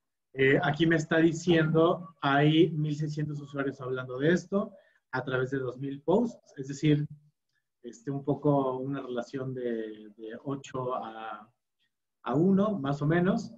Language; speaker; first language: Spanish; native; Spanish